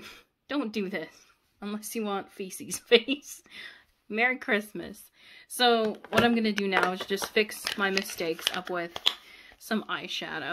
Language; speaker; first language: English; native; English